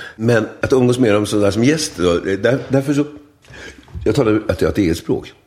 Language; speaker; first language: Swedish; native; Swedish